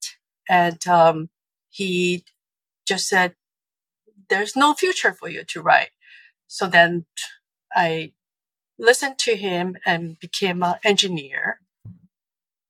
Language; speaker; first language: English; non-native, fluent; Chinese